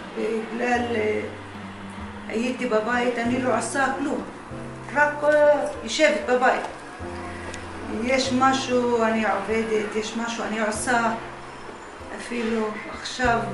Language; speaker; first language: Hebrew; non-native, local second language; Arabic